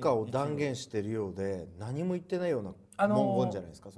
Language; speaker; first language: Japanese; native; Japanese